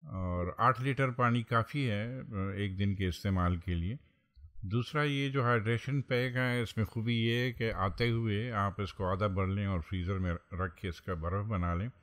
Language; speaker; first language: Urdu; non-native, local second language; Pashto